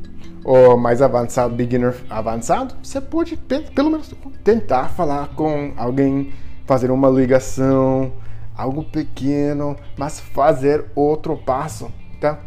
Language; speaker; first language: Portuguese; non-native, fluent; English